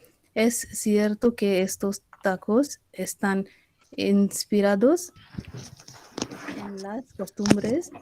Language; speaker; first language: Spanish; non-native, learner; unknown